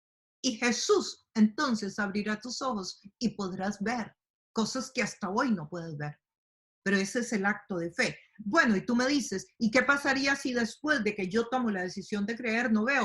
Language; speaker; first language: Spanish; native; Spanish